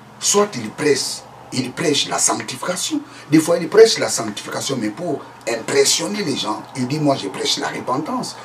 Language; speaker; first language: French; non-native, local second language; Lingala